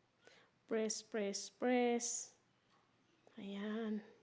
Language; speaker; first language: Filipino; native; Filipino